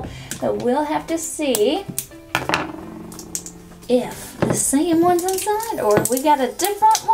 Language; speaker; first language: English; native; English